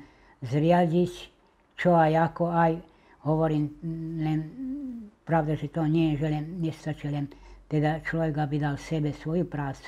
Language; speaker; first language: Slovak; native; Slovak